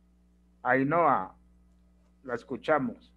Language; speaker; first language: Spanish; native; Spanish